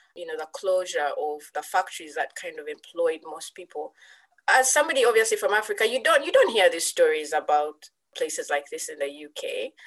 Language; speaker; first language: English; non-native, local second language; Ganda